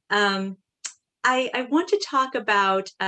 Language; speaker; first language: English; native; English